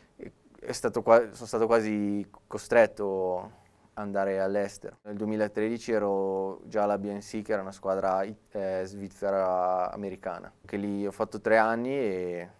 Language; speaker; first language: Italian; native; Italian